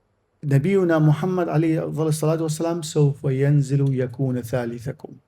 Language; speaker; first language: Arabic; native; Arabic